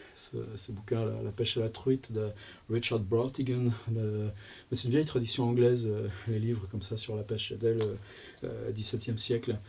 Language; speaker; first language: French; native; French